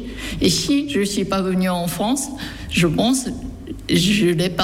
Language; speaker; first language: French; non-native, fluent; Japanese